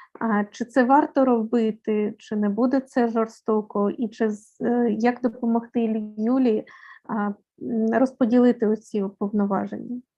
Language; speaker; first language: Ukrainian; native; Ukrainian